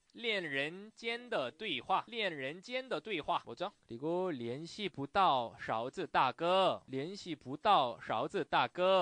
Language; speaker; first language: Chinese; non-native, fluent; Korean